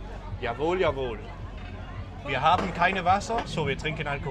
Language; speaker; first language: German; non-native, learner; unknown